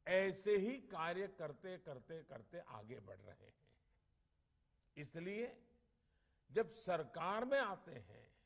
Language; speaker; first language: Hindi; non-native, local second language; Gujarati